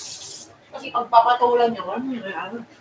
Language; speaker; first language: Filipino; native; Filipino